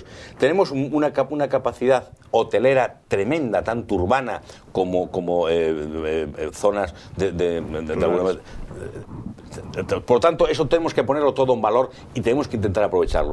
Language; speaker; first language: Spanish; native; Spanish